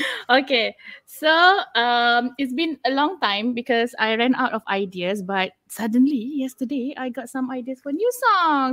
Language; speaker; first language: English; non-native, local second language; Malay